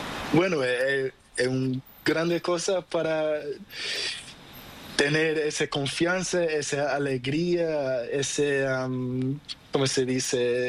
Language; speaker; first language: Spanish; non-native, learner; Portuguese